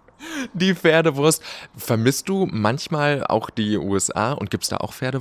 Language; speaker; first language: German; native; German